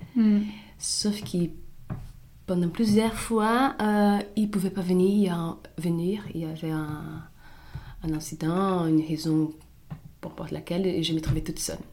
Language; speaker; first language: French; non-native, fluent; Portuguese